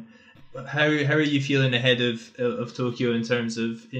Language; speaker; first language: English; native; English